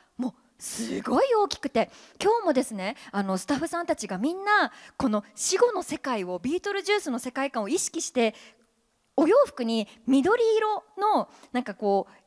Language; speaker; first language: Japanese; native; Japanese